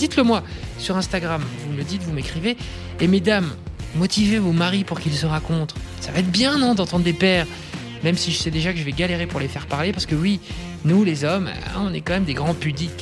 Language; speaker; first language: French; native; French